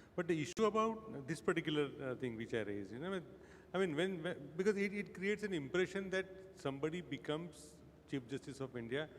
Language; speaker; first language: English; non-native, local second language; Marathi